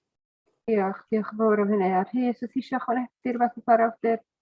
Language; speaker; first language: Welsh; native; Welsh